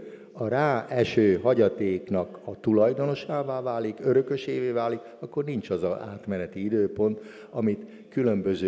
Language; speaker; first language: Hungarian; native; Hungarian